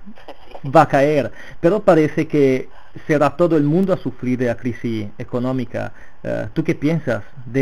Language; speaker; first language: Spanish; non-native, fluent; Italian